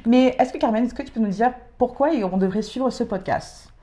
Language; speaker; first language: French; native; French